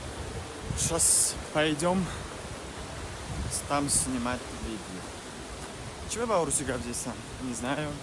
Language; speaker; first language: Russian; non-native, local second language; Tajik